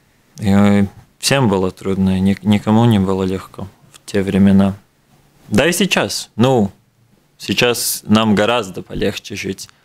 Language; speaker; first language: Russian; non-native, local second language; Latvian